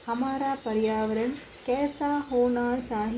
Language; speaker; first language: Hindi; non-native, fluent; Sinhala